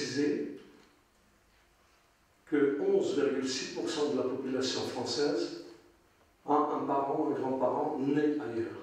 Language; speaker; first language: French; non-native, local second language; Arabic